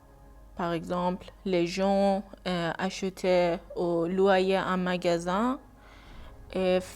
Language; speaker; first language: French; non-native, learner; Persian